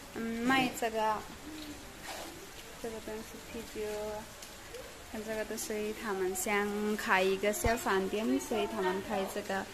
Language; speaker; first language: Chinese; non-native, learner; Nepali